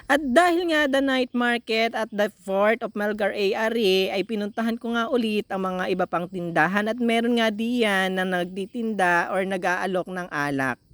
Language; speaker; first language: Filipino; native; Filipino